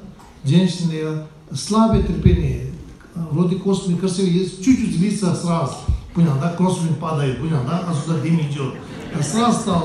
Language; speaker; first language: Russian; non-native, learner; Tibetan